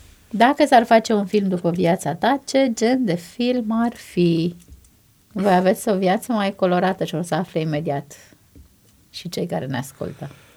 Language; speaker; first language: Romanian; native; Romanian